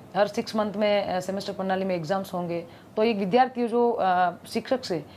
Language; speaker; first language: Hindi; native; Hindi